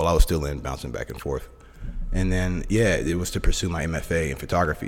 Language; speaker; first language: English; native; English